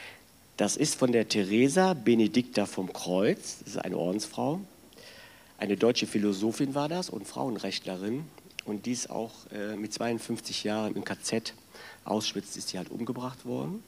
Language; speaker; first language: German; native; German